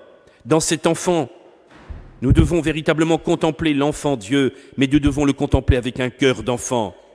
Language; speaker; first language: French; native; French